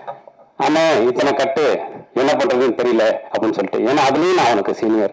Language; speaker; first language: Tamil; native; Tamil